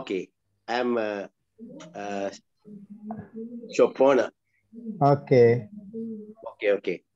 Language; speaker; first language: English; non-native, learner; Sinhala